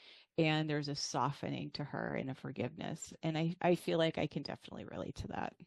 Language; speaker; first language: English; native; English